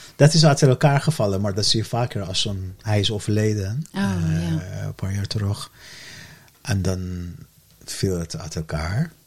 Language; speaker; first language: Dutch; non-native, fluent; Persian